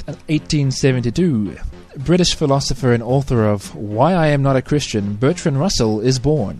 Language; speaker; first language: English; native; English